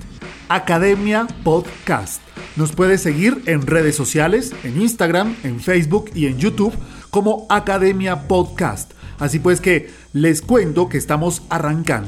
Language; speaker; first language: Spanish; native; Spanish